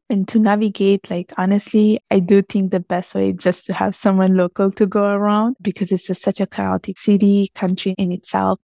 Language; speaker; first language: English; early bilingual, heritage; Italian